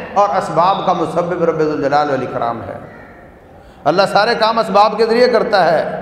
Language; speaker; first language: Urdu; native; Urdu